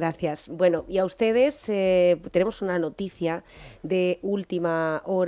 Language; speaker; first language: Spanish; native; Spanish